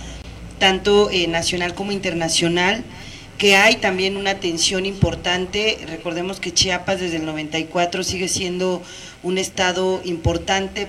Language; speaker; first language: Spanish; native; Spanish